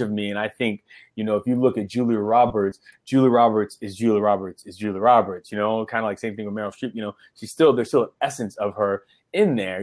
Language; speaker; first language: English; native; English